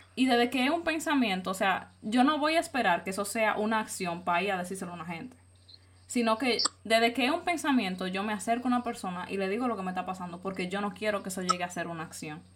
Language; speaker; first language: Spanish; native; Spanish